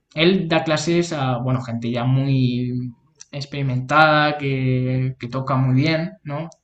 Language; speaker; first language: Spanish; native; Spanish